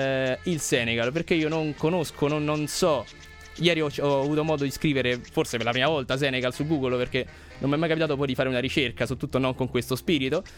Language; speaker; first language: Italian; native; Italian